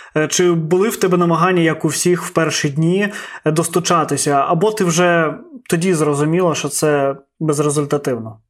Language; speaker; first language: Ukrainian; non-native, local second language; Russian